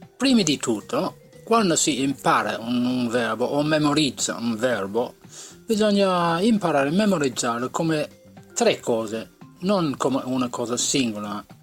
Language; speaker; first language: Italian; non-native, fluent; English